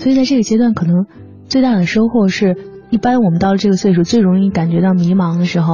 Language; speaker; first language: Chinese; native; Chinese